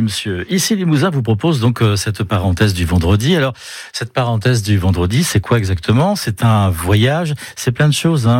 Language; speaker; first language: French; native; French